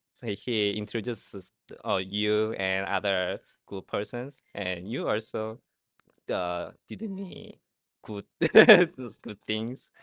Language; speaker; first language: English; non-native, learner; Korean